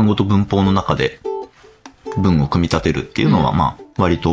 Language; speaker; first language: Japanese; native; Japanese